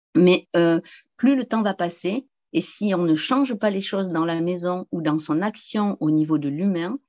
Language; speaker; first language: French; native; French